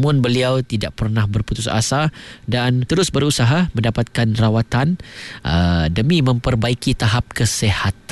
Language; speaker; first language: Malay; native; Malay